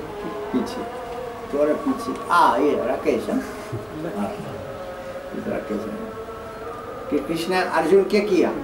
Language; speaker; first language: Hindi; non-native, learner; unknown